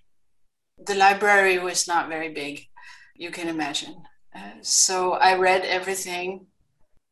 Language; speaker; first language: English; non-native, fluent; Kalaallisut